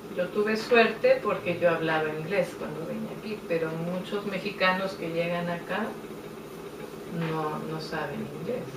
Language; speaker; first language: Spanish; native; Spanish